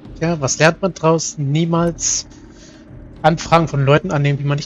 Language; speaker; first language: German; native; German